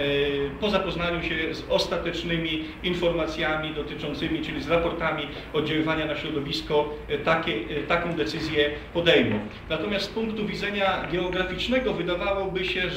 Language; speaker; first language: Polish; native; Polish